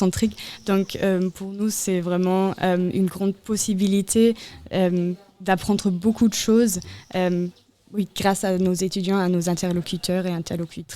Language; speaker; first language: French; non-native, fluent; German